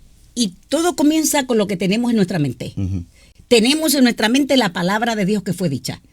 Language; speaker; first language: Spanish; native; Spanish